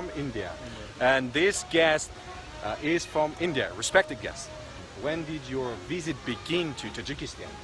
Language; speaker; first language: English; non-native, learner; Tajik